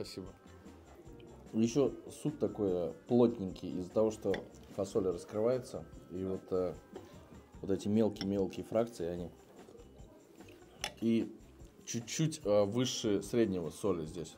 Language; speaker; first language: Russian; native; Russian